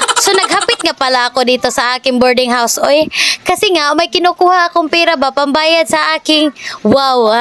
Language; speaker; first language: Filipino; non-native, local second language; Cebuano